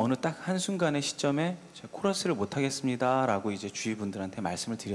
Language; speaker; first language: Korean; native; Korean